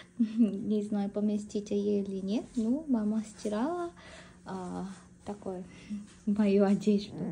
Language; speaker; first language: Russian; non-native, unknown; Korean